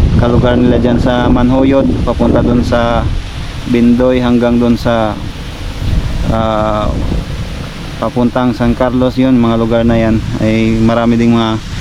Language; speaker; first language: Filipino; non-native, local second language; Cebuano